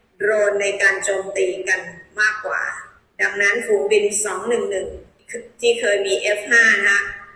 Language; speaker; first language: Thai; native; Thai